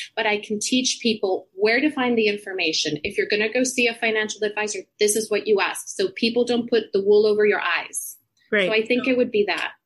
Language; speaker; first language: English; non-native, fluent; Spanish